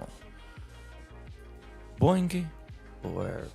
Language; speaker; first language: Portuguese; native; Portuguese